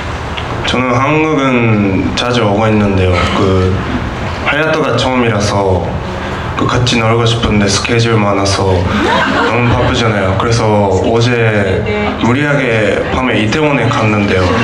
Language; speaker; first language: Korean; non-native, learner; Japanese